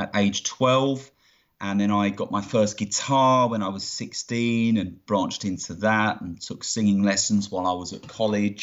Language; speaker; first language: English; native; English